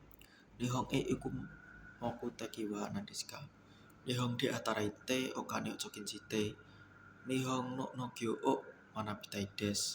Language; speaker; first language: Japanese; non-native, learner; Indonesian